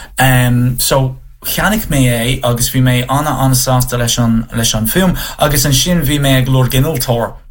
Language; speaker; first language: Irish; non-native, local second language; English